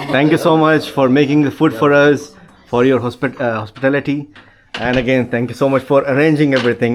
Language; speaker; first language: English; non-native, local second language; Urdu